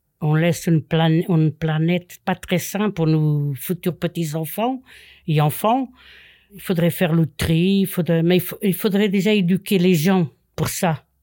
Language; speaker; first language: French; non-native, fluent; Portuguese